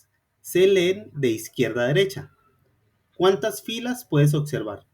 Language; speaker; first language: Spanish; native; Spanish